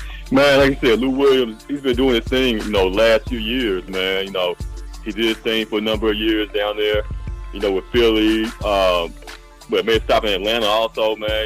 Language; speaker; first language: English; native; English